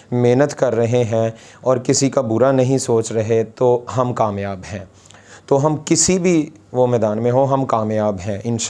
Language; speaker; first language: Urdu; non-native, local second language; Punjabi